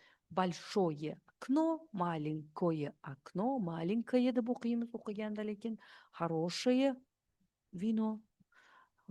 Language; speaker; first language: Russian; non-native, fluent; Uzbek